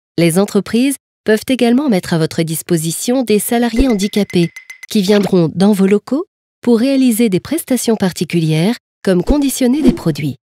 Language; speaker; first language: French; native; French